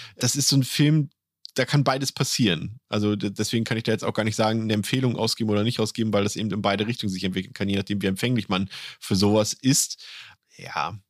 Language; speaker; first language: German; native; German